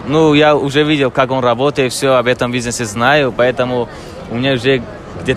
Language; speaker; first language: Russian; non-native, learner; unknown